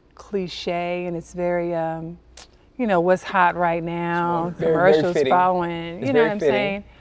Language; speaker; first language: English; native; English